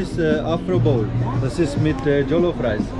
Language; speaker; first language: German; non-native, learner; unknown